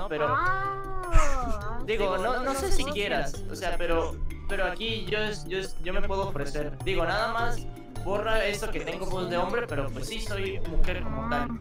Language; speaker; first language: Spanish; native; Spanish